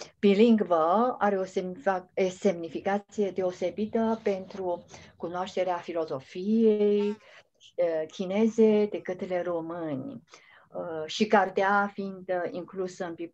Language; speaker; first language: Romanian; non-native, fluent; Chinese